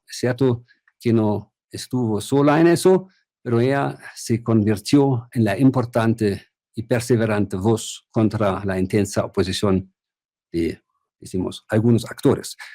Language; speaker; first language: Spanish; non-native, fluent; German